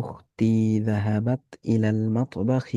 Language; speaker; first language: Arabic; non-native, fluent; Bangla